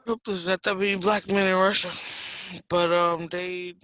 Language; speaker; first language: English; native; English